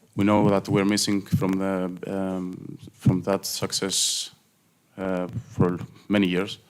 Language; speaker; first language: English; non-native, fluent; Greek